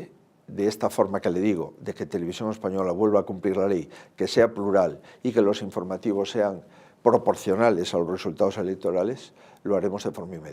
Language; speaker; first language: Spanish; native; Spanish